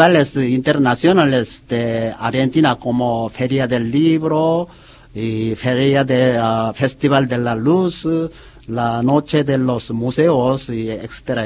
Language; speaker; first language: Spanish; non-native, learner; Korean